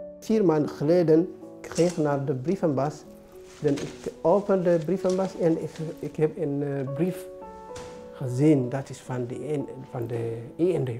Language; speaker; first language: Dutch; non-native, learner; Tigrinya